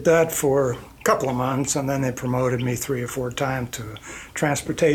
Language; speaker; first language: English; non-native, fluent; Icelandic